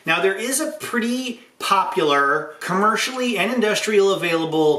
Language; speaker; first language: English; native; English